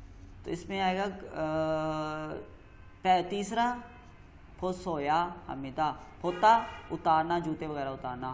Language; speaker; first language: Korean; non-native, learner; Urdu